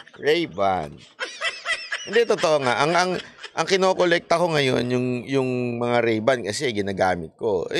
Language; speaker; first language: Filipino; native; Filipino